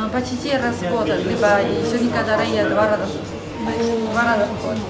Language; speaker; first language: Russian; non-native, learner; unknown